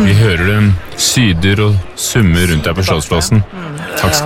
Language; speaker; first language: Norwegian; native; Norwegian